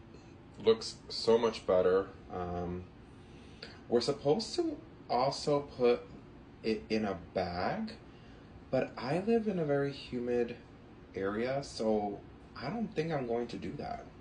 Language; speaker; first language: English; native; English